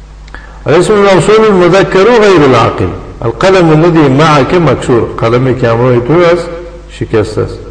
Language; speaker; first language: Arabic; non-native, fluent; Tajik